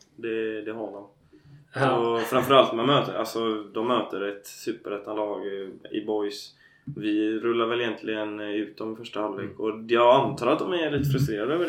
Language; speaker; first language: Swedish; native; Swedish